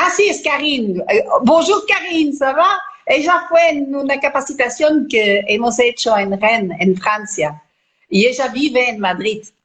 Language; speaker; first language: Spanish; non-native, fluent; French